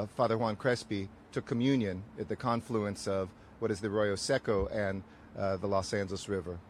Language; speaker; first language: English; native; English